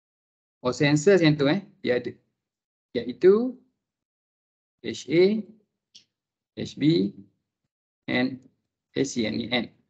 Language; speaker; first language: Malay; native; Malay